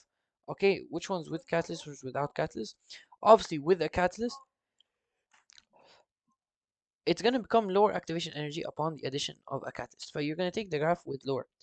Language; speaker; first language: English; non-native, fluent; Arabic